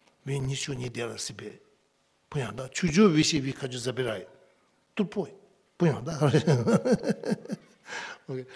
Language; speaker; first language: Russian; non-native, learner; Tibetan